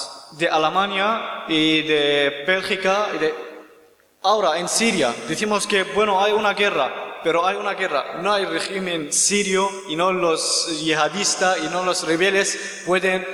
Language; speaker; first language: Spanish; non-native, learner; Kurdish